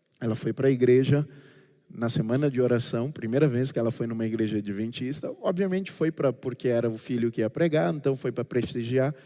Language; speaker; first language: Portuguese; non-native, local second language; Kabuverdianu